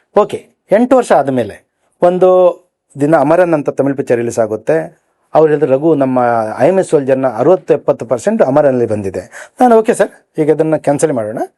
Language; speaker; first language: Kannada; native; Kannada